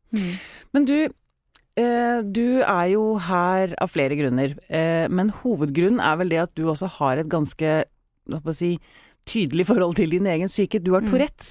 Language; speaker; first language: Norwegian; native; Norwegian